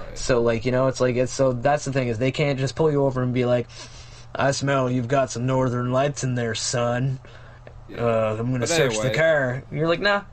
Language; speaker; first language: English; native; English